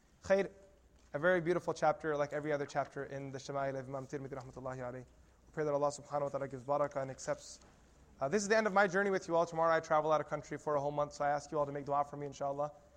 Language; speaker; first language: English; native; English